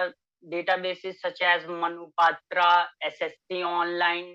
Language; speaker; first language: English; non-native, local second language; Hindi